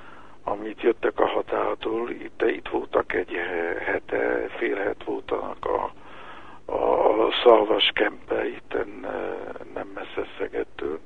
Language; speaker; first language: Hungarian; early bilingual, heritage; Hebrew